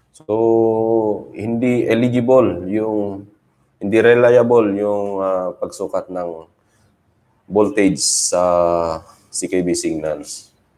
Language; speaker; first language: Filipino; native; Filipino